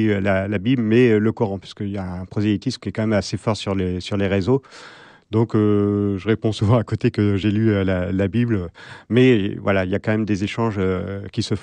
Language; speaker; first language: French; native; French